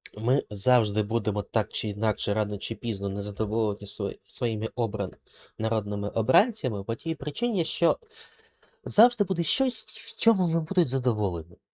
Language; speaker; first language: Ukrainian; non-native, local second language; Russian